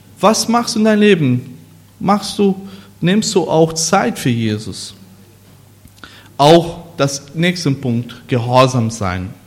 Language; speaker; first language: German; non-native, learner; Portuguese